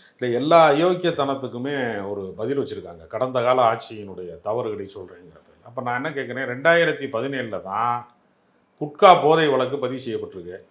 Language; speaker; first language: Tamil; native; Tamil